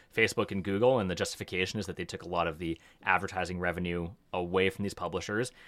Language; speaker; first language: English; native; English